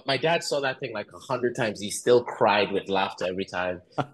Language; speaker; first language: English; non-native, local second language; Igbo